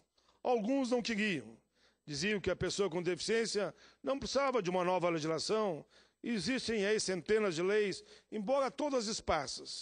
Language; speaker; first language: Portuguese; native; Portuguese